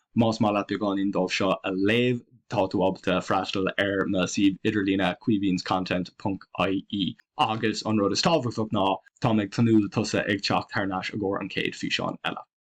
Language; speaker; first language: Irish; non-native, local second language; English